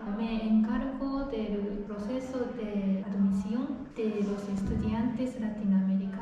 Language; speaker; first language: Spanish; non-native, fluent; Japanese